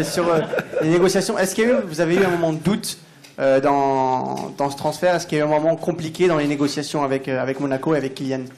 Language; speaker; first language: French; native; French